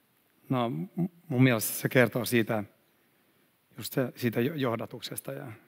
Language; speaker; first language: Finnish; non-native, fluent; Swedish